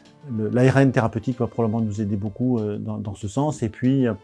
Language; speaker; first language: French; native; French